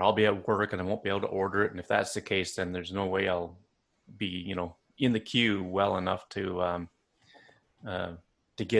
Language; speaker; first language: English; native; English